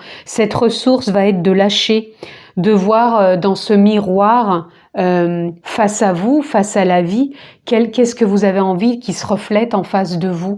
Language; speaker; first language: French; native; French